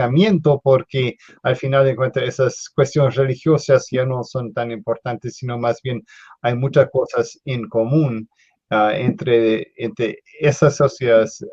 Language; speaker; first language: Spanish; non-native, fluent; English